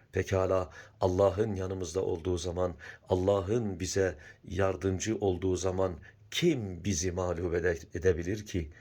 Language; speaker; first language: Turkish; native; Turkish